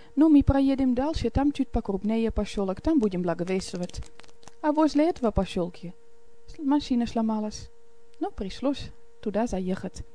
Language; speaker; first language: Russian; non-native, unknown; Dutch